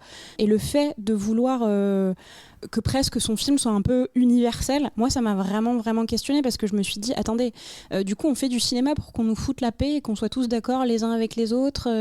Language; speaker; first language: French; native; French